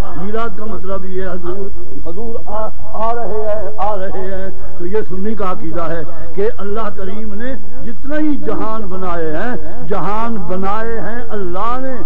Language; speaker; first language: Urdu; non-native, local second language; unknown